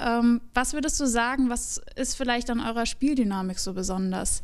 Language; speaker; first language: German; native; German